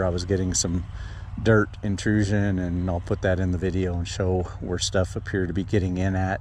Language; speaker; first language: English; native; English